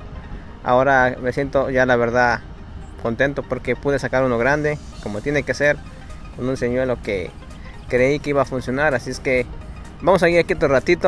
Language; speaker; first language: Spanish; native; Spanish